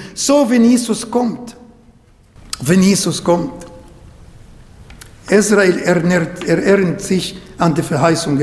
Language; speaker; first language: German; non-native, fluent; Arabic